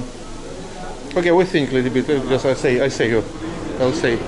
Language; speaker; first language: English; non-native, learner; Russian